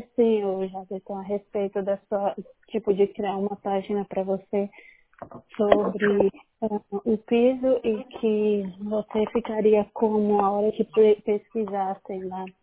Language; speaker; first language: Portuguese; native; Portuguese